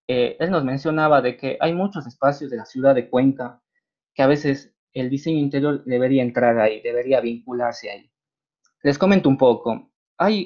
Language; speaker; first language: Spanish; native; Spanish